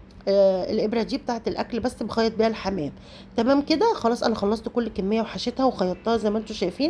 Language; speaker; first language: Arabic; native; Arabic